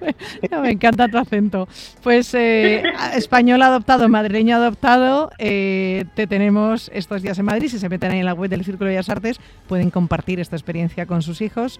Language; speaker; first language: Spanish; native; Spanish